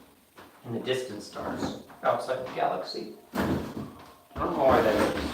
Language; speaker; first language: English; native; English